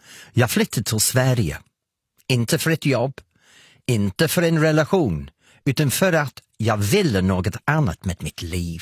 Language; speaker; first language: Swedish; non-native, fluent; English